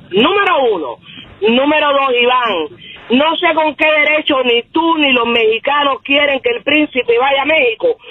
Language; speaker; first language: Spanish; native; Spanish